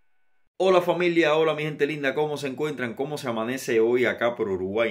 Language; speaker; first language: Spanish; native; Spanish